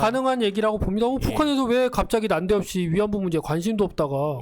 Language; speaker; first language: Korean; native; Korean